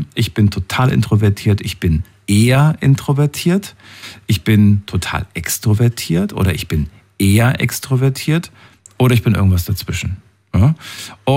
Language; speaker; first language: German; native; German